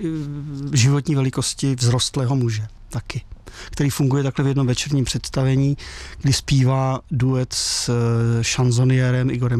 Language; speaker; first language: Czech; native; Czech